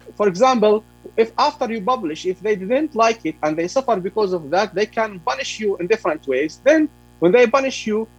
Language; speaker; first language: English; non-native, fluent; Arabic